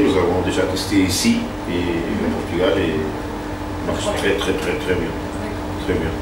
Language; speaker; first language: French; non-native, fluent; Portuguese